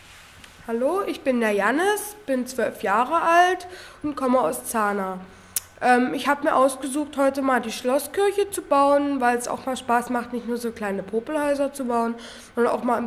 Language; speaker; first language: German; native; German